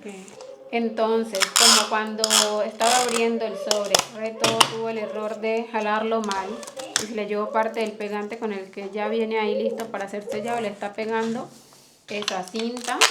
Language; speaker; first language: Spanish; native; Spanish